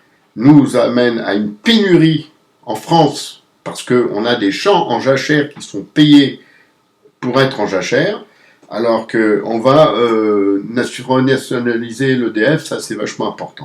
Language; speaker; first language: French; native; French